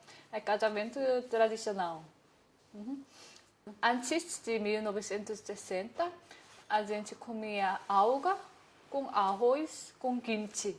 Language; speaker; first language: Portuguese; non-native, learner; Korean